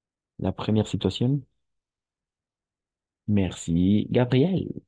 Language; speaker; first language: French; non-native, fluent; Spanish